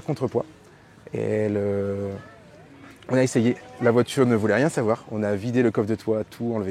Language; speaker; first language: French; native; French